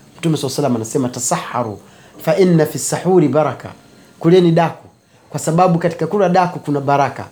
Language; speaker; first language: Swahili; native; Swahili